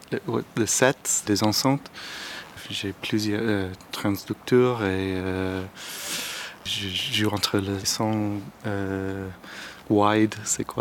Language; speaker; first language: French; non-native, learner; Arabic